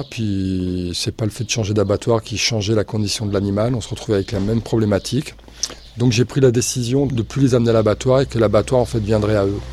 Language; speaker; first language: French; native; French